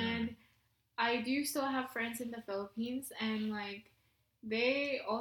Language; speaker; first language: English; non-native, local second language; Filipino